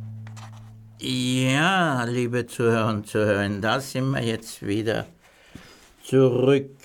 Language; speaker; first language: German; native; German